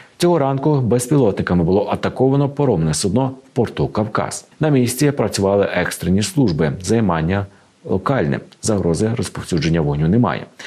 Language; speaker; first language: Ukrainian; native; Ukrainian